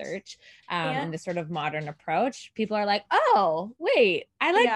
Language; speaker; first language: English; native; English